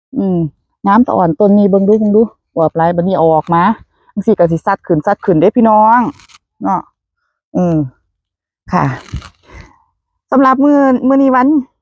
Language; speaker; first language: Thai; native; Thai